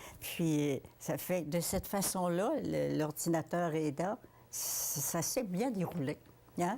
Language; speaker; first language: French; native; French